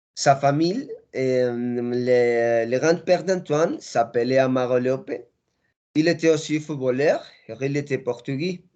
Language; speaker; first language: French; non-native, learner; Spanish